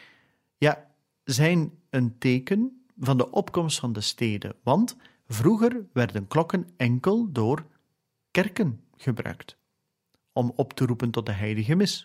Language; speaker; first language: Dutch; native; Dutch